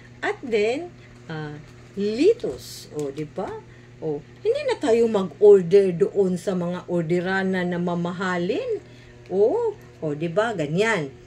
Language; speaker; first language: Filipino; non-native, local second language; Cebuano